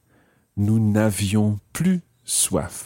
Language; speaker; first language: French; non-native, fluent; English